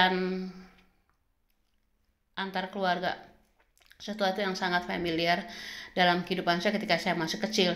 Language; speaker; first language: Indonesian; native; Indonesian